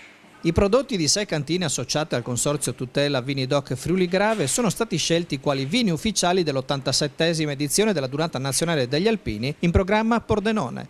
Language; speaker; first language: Italian; native; Italian